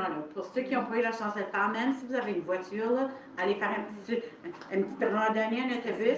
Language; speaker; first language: French; native; French